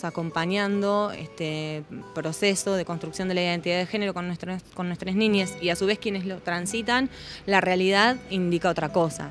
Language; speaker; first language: Spanish; native; Spanish